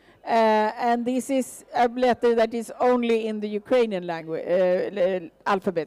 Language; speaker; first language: English; non-native, fluent; Swedish